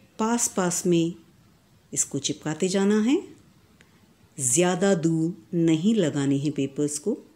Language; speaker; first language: Hindi; native; Hindi